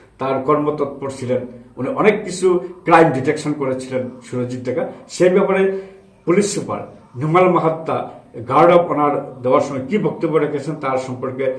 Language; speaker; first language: Bangla; non-native, local second language; Sylheti